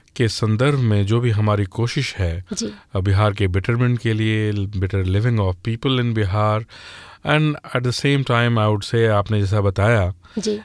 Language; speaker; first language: Hindi; native; Hindi